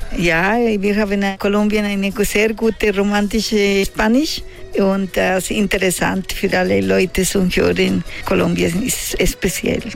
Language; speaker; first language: German; non-native, learner; Spanish